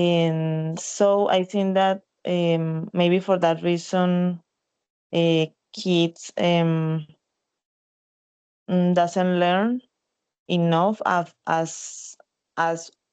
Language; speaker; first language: English; non-native, learner; Spanish